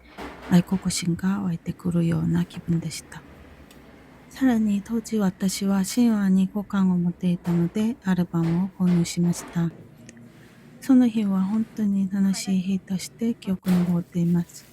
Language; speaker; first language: Japanese; non-native, fluent; Korean